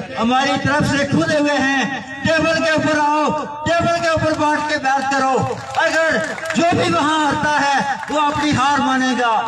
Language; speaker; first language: Urdu; non-native, local second language; Pahari-Potwari